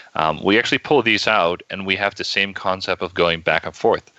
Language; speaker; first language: English; non-native, fluent; Dutch